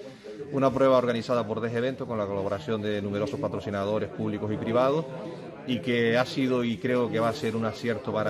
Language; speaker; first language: Spanish; native; Spanish